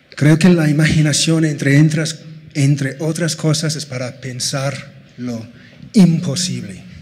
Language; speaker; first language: Spanish; non-native, fluent; English